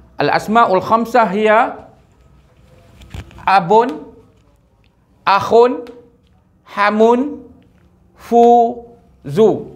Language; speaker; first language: Arabic; non-native, fluent; Malay